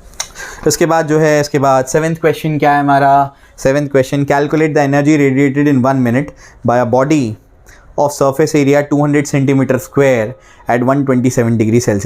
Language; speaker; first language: Hindi; native; Hindi